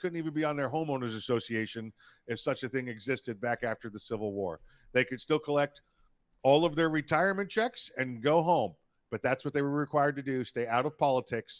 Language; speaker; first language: English; native; English